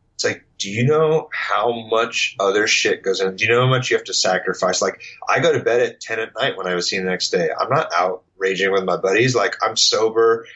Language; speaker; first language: English; native; English